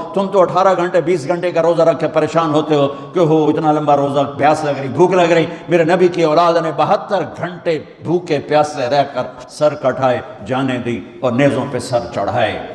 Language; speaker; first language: Urdu; non-native, local second language; Punjabi